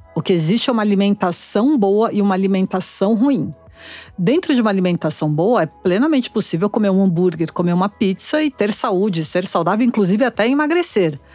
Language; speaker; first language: Portuguese; native; Portuguese